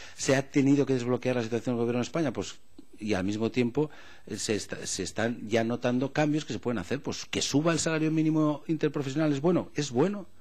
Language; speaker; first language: Spanish; non-native, local second language; Catalan